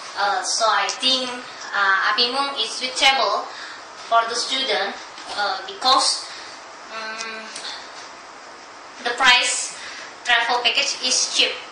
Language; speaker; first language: English; non-native, learner; Indonesian